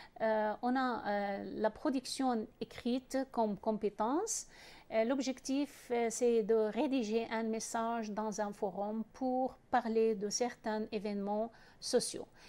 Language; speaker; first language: French; non-native, fluent; Arabic